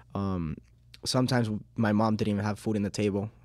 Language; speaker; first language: English; early bilingual, other home language; Spanish